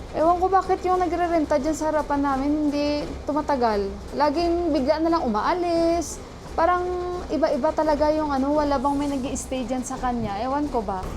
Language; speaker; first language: Filipino; native; Filipino